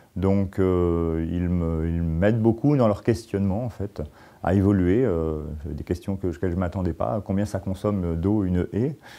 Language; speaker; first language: French; native; French